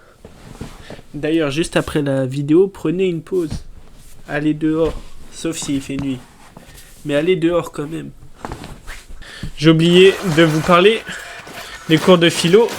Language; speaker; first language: French; native; French